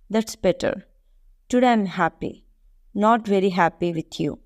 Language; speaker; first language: English; non-native, local second language; Telugu